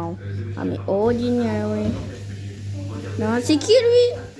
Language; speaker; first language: French; native; French